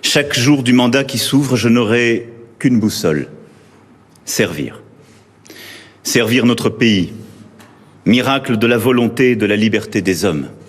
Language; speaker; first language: French; native; French